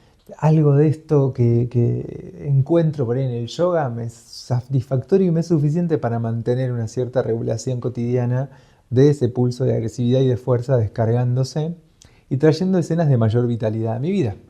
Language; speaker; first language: Spanish; native; Spanish